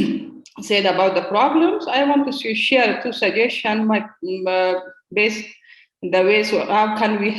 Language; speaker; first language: English; non-native, learner; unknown